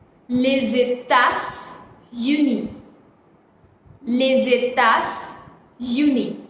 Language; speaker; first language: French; non-native, fluent; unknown